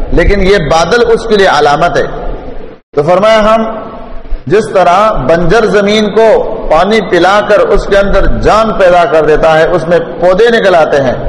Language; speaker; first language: Urdu; non-native, local second language; Pashto